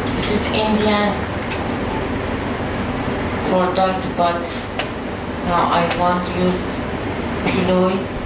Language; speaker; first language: English; non-native, learner; Persian